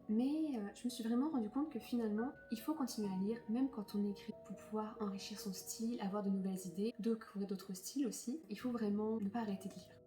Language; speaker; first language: French; native; French